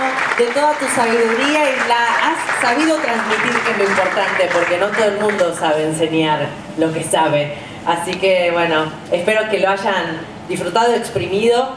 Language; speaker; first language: Spanish; native; Spanish